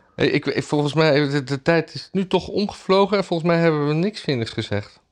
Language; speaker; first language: Dutch; native; Dutch